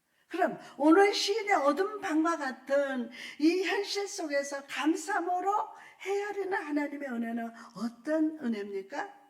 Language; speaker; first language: Korean; native; Korean